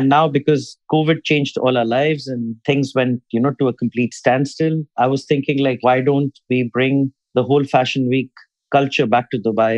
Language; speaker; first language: English; non-native, local second language; Urdu